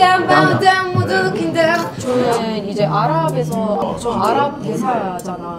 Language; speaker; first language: Korean; non-native, fluent; Arabic